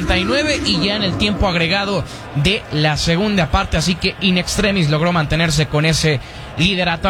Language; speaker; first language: Spanish; native; Spanish